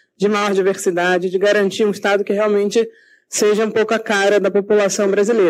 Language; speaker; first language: Portuguese; native; Portuguese